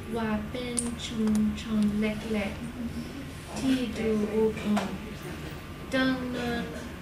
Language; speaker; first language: Thai; non-native, learner; English